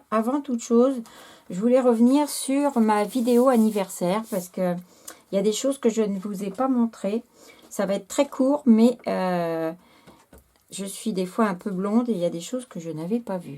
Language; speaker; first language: French; native; French